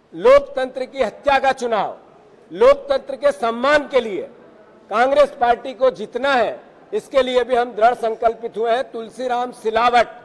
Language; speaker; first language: Hindi; native; Hindi